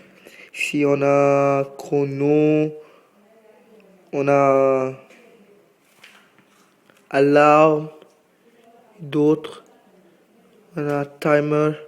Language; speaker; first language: French; non-native, fluent; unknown